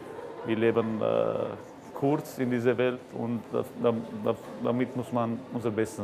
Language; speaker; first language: German; non-native, fluent; Arabic